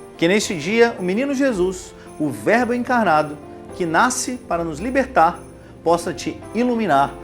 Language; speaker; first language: Portuguese; native; Portuguese